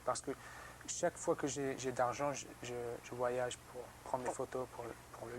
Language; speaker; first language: French; non-native, learner; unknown